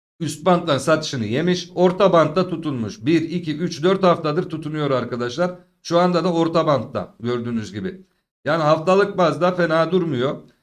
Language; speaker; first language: Turkish; native; Turkish